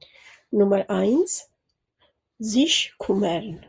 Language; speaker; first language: German; non-native, fluent; Urdu